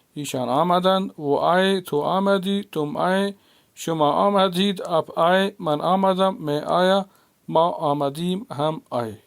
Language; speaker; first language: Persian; non-native, fluent; Urdu